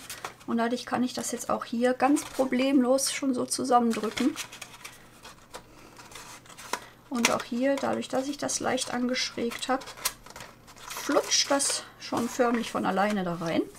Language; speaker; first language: German; native; German